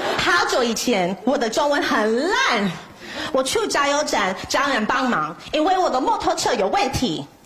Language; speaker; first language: Chinese; non-native, fluent; English